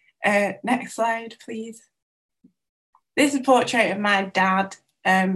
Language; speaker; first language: English; non-native, local second language; Welsh